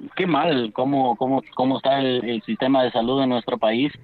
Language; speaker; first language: Spanish; native; Spanish